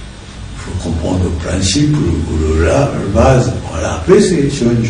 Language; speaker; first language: French; non-native, learner; Japanese